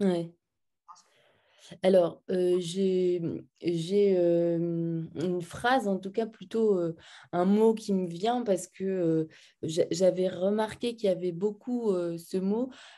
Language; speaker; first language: French; native; French